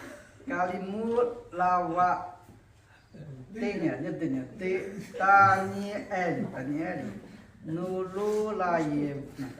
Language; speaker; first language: Russian; non-native, learner; Chinese